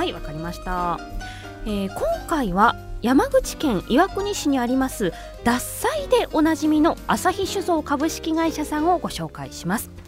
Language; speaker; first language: Japanese; native; Japanese